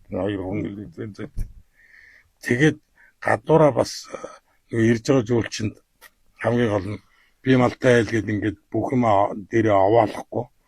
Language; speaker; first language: Mongolian; native; Mongolian